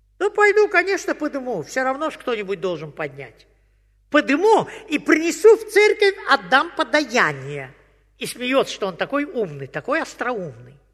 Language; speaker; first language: Russian; native; Russian